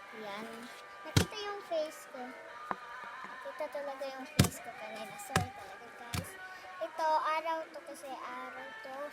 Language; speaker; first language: Filipino; non-native, local second language; Cebuano